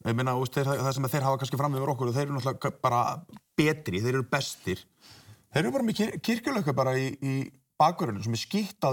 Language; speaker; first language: Icelandic; native; Icelandic